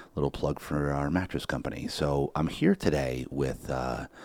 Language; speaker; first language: English; native; English